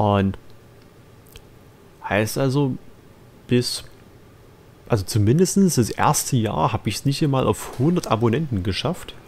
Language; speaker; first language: German; native; German